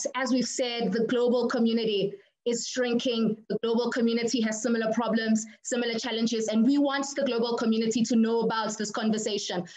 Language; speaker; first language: English; non-native, local second language; Zulu